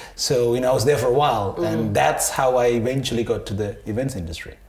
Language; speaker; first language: English; non-native, local second language; Sinhala